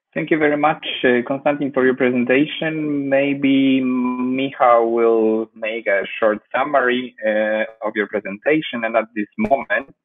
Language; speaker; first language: English; non-native, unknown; Polish